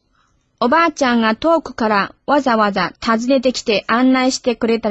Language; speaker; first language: Japanese; non-native, fluent; Chinese